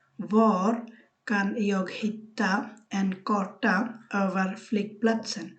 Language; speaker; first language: Swedish; non-native, fluent; Bangla